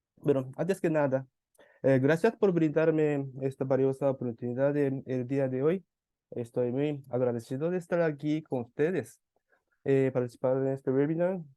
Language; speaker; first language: Spanish; non-native, fluent; Japanese